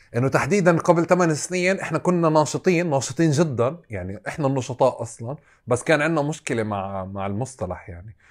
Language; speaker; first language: Arabic; native; Arabic